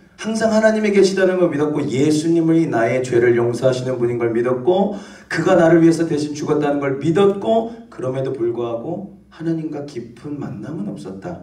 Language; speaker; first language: Korean; native; Korean